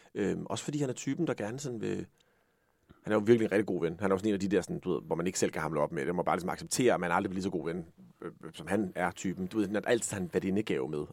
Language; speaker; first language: Danish; native; Danish